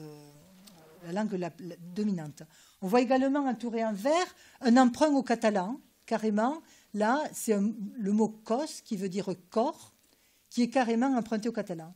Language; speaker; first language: French; native; French